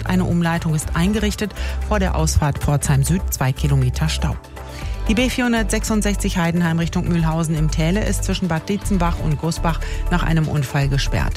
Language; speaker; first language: German; native; German